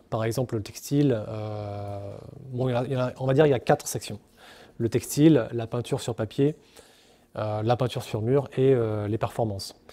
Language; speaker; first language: French; native; French